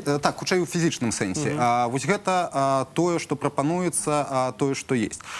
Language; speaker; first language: Belarusian; non-native, local second language; Russian